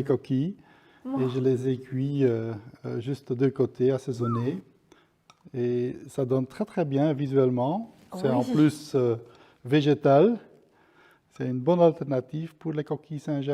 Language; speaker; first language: French; non-native, fluent; Dutch